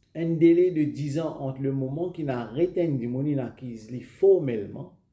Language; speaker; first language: French; non-native, local second language; Morisyen